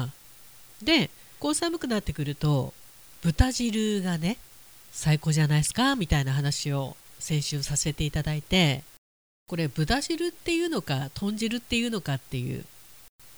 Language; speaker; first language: Japanese; native; Japanese